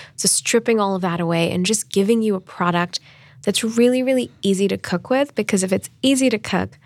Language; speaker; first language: English; non-native, local second language; Urdu